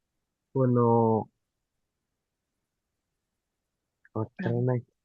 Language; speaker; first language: Japanese; non-native, learner; Filipino